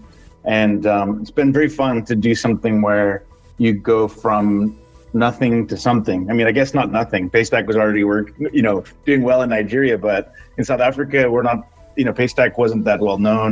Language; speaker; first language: English; native; English